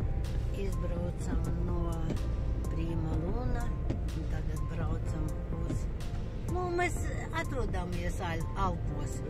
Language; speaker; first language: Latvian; non-native, local second language; Russian